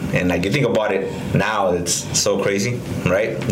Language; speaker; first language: English; early bilingual, other home language; Spanish